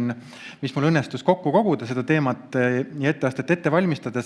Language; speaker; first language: Estonian; native; Estonian